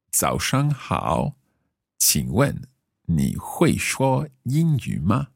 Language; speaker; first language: Chinese; non-native, learner; English